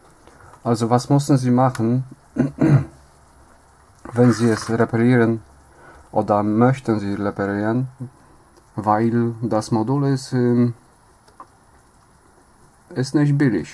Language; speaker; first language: German; non-native, learner; Polish